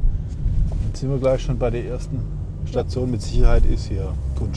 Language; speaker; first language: German; native; German